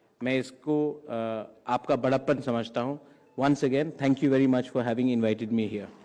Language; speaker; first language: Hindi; non-native, local second language; Kok Borok